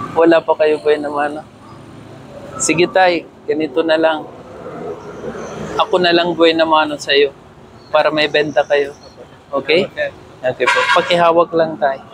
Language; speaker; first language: Filipino; non-native, learner; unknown